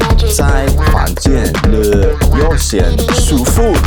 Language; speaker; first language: Chinese; non-native, learner; English